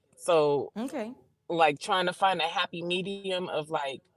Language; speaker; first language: English; native; English